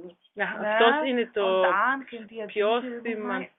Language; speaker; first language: Greek; non-native, learner; German